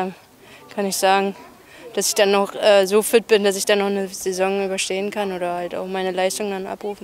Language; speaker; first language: German; native; German